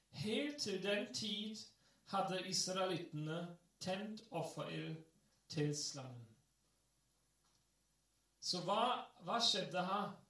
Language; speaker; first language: Norwegian; non-native, fluent; English